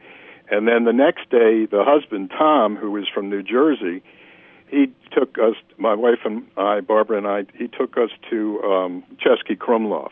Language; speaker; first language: English; native; English